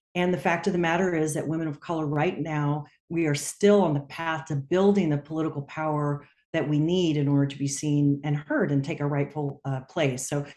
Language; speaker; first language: English; native; English